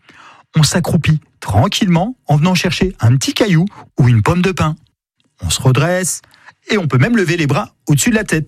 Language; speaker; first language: French; native; French